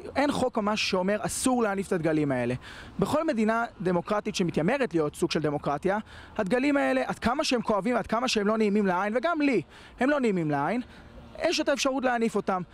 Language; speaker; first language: Hebrew; native; Hebrew